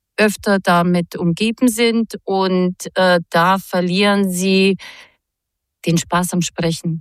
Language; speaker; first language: German; non-native, fluent; Croatian